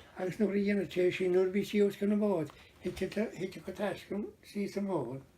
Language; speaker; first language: Irish; native; Irish